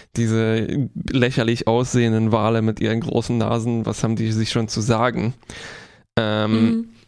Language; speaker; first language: German; non-native, fluent; Polish